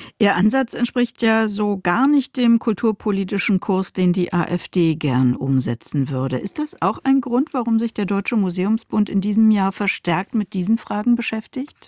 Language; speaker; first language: German; native; German